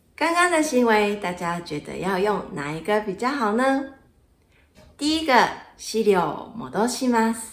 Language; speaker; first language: Chinese; non-native, fluent; Japanese